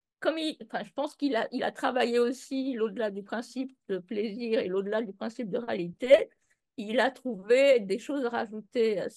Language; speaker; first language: French; native; French